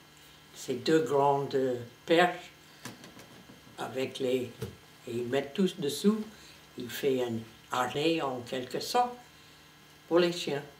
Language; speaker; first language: French; non-native, fluent; English